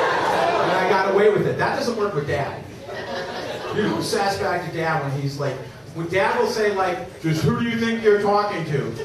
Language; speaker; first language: English; native; English